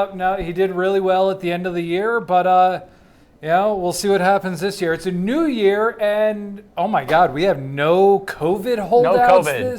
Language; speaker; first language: English; native; English